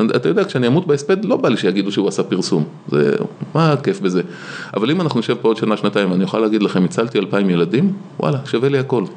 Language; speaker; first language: Hebrew; native; Hebrew